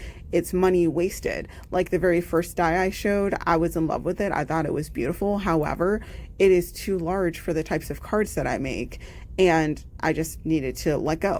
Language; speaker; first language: English; native; English